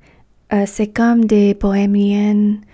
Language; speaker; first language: French; non-native, fluent; English